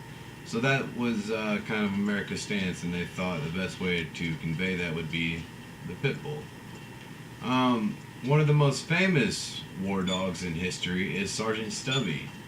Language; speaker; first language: English; native; English